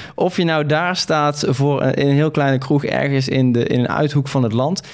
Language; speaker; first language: Dutch; native; Dutch